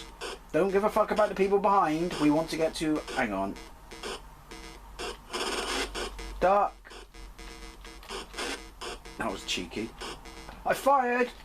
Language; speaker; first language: English; native; English